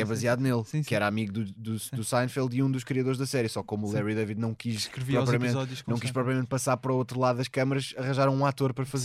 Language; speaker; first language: Portuguese; native; Portuguese